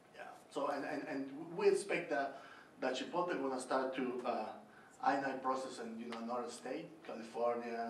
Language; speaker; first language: English; non-native, learner; Spanish